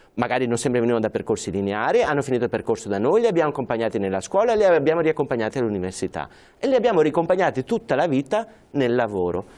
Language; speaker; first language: Italian; native; Italian